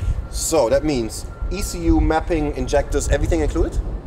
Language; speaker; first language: English; non-native, fluent; German